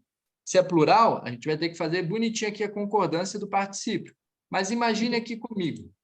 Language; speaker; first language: Portuguese; native; Portuguese